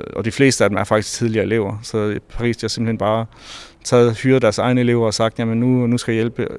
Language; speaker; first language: Danish; early bilingual, other home language; French